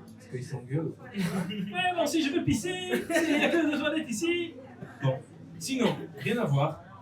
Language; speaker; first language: French; non-native, fluent; Portuguese